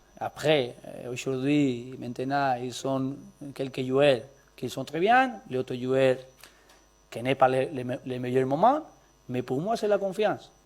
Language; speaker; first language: French; non-native, learner; Spanish